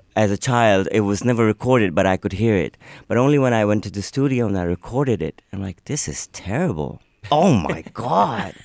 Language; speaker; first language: English; non-native, local second language; Urdu